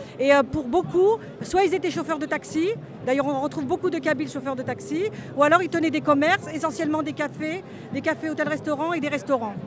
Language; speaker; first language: French; early bilingual, other home language; Kabyle